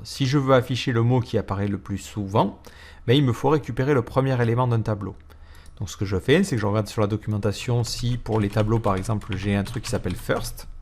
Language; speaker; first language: French; native; French